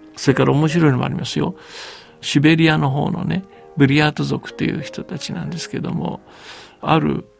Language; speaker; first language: Japanese; early bilingual, heritage; Japanese